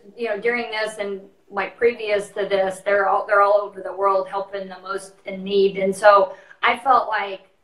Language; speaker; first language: English; native; English